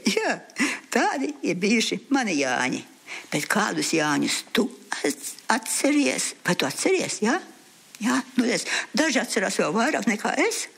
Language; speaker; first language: Latvian; early bilingual, heritage; Latvian